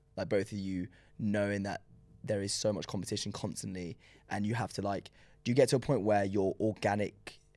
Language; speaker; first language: English; non-native, local second language; French